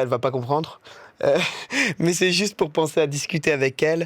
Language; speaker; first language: French; native; French